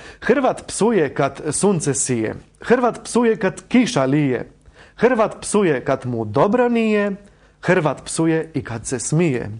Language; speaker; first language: Croatian; non-native, fluent; Polish